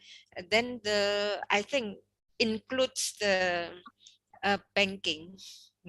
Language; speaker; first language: English; non-native, learner; Indonesian